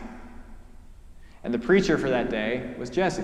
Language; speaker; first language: English; native; English